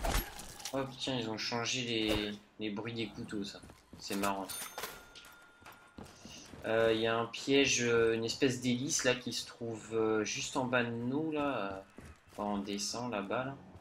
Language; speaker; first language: French; native; French